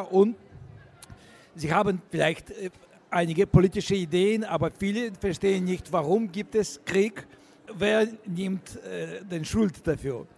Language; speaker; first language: German; non-native, learner; Russian